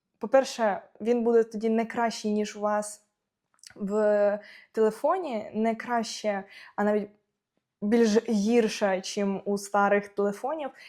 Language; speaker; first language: Ukrainian; non-native, local second language; Russian